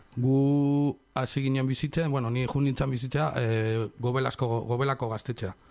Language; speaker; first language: Basque; non-native, local second language; Spanish